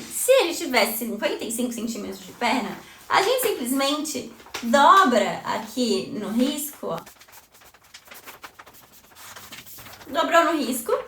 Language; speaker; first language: Portuguese; native; Portuguese